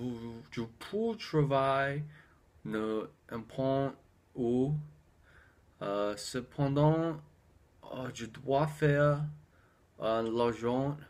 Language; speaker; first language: French; non-native, learner; English